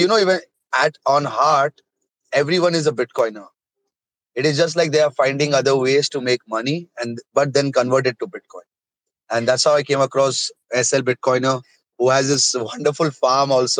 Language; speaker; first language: English; non-native, local second language; Hindi